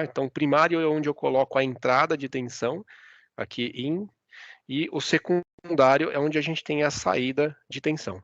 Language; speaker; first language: Portuguese; native; Portuguese